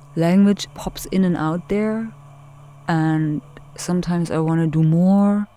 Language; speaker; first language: English; non-native, fluent; German